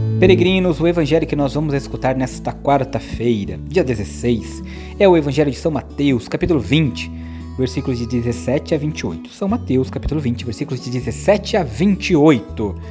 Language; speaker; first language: Portuguese; native; Portuguese